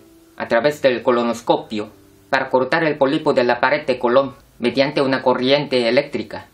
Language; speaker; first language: Spanish; non-native, fluent; Korean